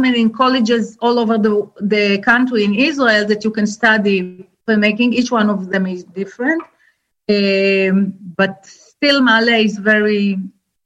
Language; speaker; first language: English; non-native, fluent; Hebrew